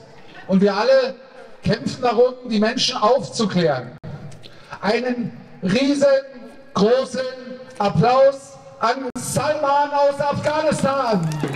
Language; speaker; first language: German; native; German